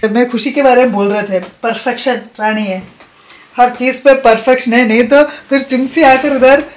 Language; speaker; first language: Hindi; non-native, local second language; Malayalam